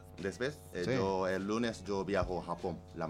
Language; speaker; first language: Spanish; non-native, learner; Japanese